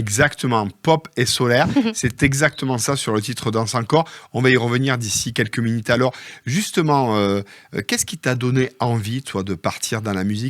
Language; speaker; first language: French; native; French